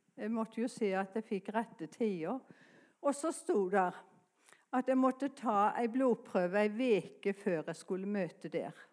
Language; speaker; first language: Norwegian; native; Norwegian